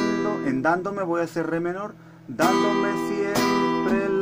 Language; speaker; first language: Spanish; native; Spanish